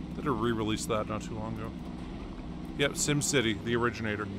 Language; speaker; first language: English; native; English